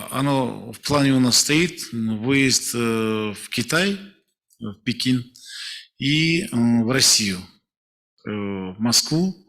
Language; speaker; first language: Russian; non-native, local second language; Kazakh